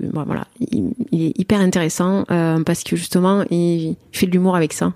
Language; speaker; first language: French; native; French